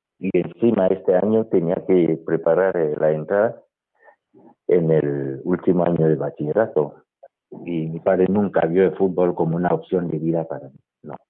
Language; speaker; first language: Spanish; non-native, fluent; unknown